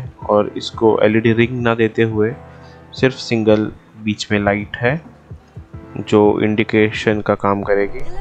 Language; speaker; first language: Hindi; native; Hindi